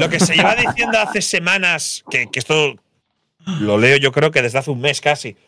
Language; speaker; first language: Spanish; native; Spanish